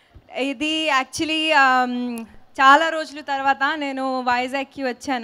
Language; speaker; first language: Telugu; non-native, fluent; Hindi